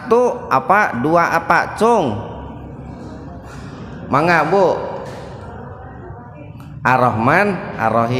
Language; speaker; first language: Indonesian; native; Indonesian